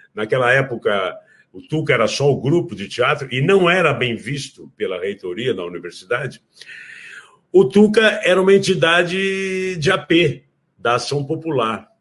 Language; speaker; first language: Portuguese; native; Portuguese